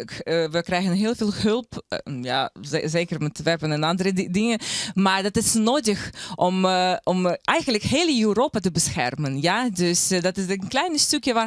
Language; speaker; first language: Dutch; non-native, learner; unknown